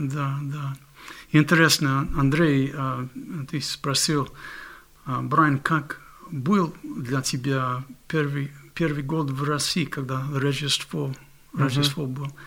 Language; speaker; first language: Russian; non-native, fluent; English